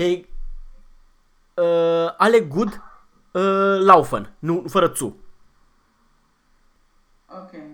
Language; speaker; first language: German; non-native, fluent; Romanian